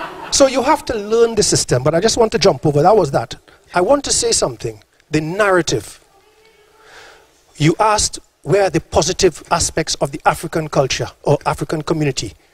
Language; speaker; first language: English; early bilingual, other home language; Norwegian